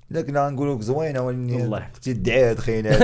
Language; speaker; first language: Arabic; native; Arabic